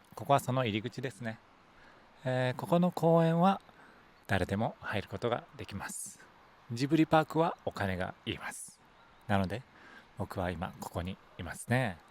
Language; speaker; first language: Japanese; native; Japanese